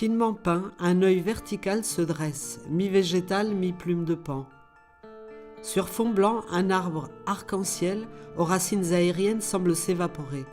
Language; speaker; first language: French; native; French